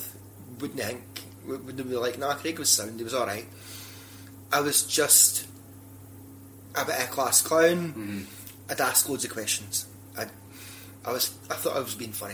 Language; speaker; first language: English; native; English